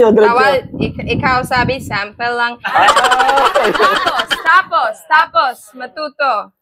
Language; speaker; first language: Filipino; non-native, learner; English